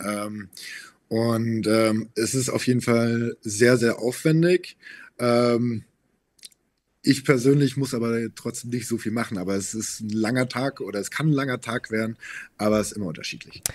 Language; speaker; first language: German; native; German